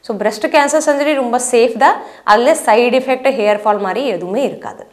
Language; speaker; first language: Tamil; non-native, fluent; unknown